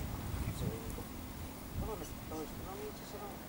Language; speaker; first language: Finnish; native; Finnish